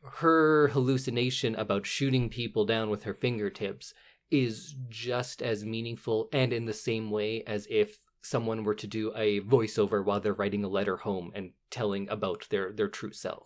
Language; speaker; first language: English; native; English